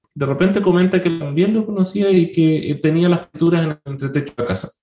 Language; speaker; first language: Spanish; native; Spanish